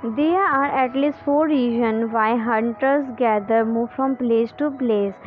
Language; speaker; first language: English; non-native, local second language; Hindi